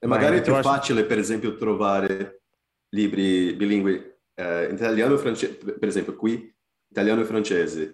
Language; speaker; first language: Italian; non-native, fluent; Portuguese